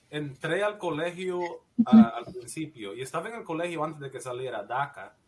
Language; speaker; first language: Spanish; native; Spanish